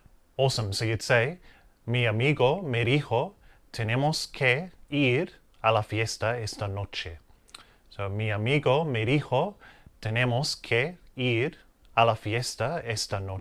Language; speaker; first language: Spanish; non-native, fluent; English